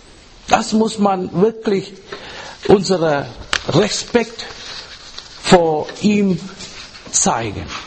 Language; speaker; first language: German; non-native, learner; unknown